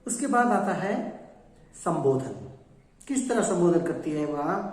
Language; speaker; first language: Hindi; non-native, local second language; Kannada